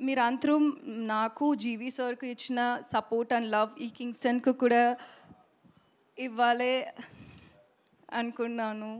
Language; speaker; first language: Telugu; non-native, learner; Tamil